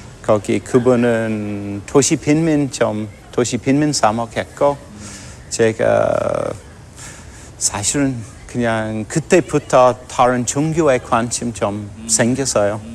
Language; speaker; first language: Korean; non-native, fluent; English